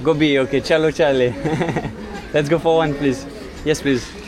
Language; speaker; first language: English; non-native, learner; French